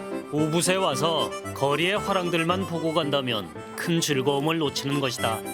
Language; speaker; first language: Korean; native; Korean